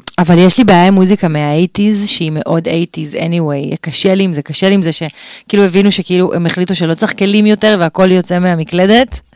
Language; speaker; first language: Hebrew; native; Hebrew